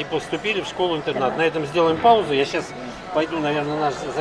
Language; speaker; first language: Russian; native; Russian